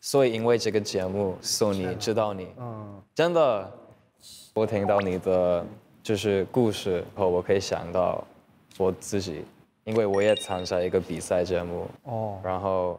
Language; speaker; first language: Chinese; non-native, learner; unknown